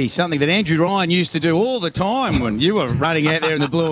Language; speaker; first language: English; native; English